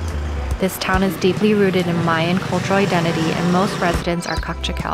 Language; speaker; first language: English; native; English